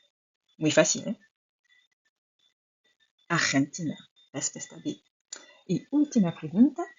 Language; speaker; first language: Spanish; non-native, fluent; French